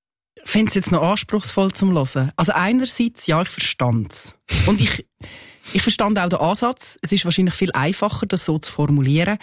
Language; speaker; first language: German; native; German